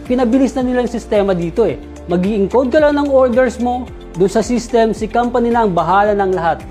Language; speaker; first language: Filipino; non-native, local second language; Waray